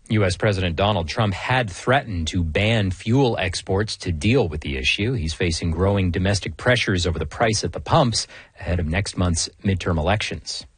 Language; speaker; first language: English; native; English